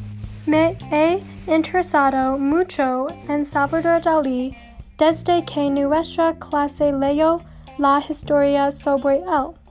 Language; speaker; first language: Spanish; non-native, learner; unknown